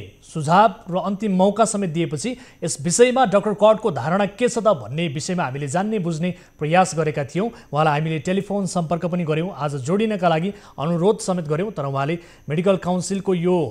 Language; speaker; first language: Nepali; native; Nepali